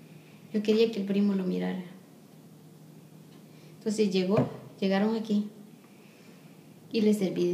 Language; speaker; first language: Spanish; native; Spanish